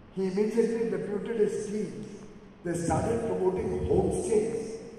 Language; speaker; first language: English; non-native, local second language; Hindi